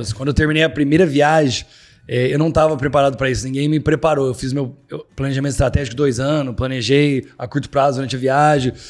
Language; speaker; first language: Portuguese; native; Portuguese